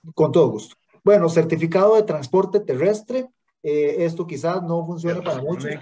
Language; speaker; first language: Spanish; native; Spanish